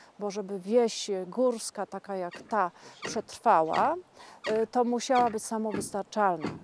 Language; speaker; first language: Polish; native; Polish